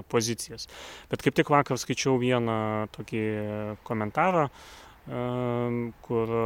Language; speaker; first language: Lithuanian; native; Lithuanian